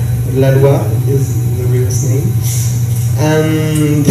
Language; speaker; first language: English; non-native, learner; French